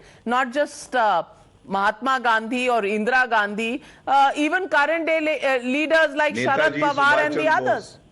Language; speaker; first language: English; non-native, local second language; Hindi